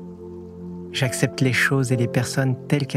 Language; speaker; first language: French; native; French